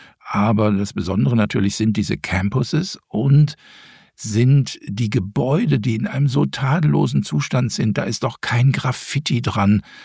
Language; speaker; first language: German; native; German